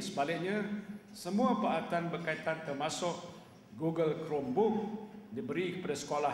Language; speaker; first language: Malay; native; Malay